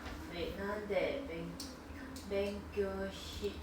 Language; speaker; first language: Japanese; non-native, learner; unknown